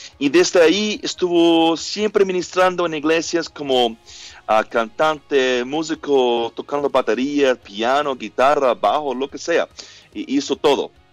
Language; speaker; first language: Spanish; non-native, learner; English